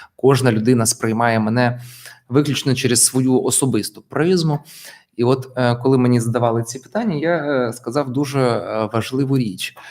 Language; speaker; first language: Ukrainian; non-native, local second language; Russian